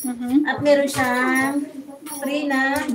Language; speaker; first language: Filipino; native; Filipino